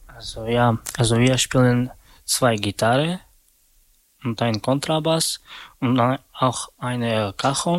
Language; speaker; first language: German; non-native, learner; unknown